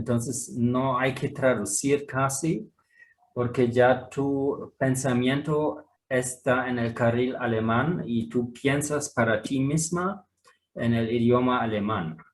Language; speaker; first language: Spanish; non-native, fluent; German